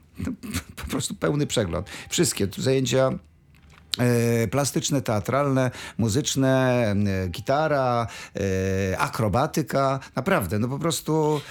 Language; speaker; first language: Polish; native; Polish